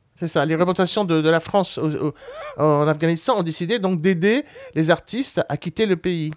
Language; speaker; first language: French; native; French